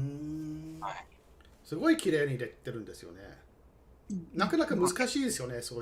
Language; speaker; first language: Japanese; non-native, fluent; English